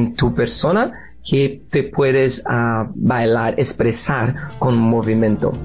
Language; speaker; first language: Spanish; non-native, learner; Portuguese